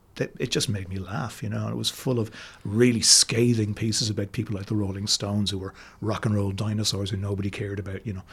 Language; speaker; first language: English; native; English